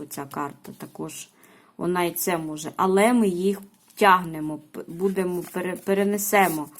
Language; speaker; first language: Ukrainian; native; Ukrainian